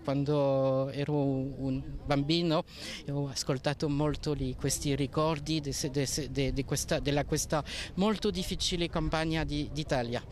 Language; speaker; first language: Italian; non-native, learner; French